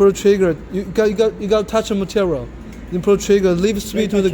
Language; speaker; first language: English; non-native, learner; Chinese